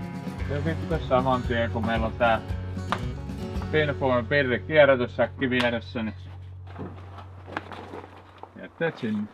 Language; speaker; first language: Finnish; native; Finnish